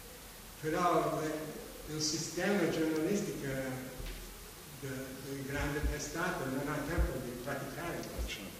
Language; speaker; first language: Italian; non-native, fluent; English